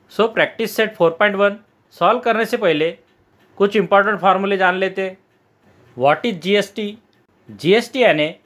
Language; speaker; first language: Hindi; non-native, local second language; Marathi